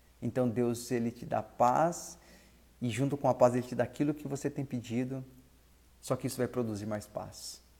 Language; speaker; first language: Portuguese; native; Portuguese